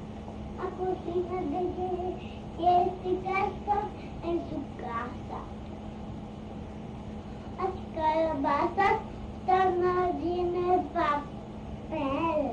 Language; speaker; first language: Spanish; early bilingual, heritage; Spanish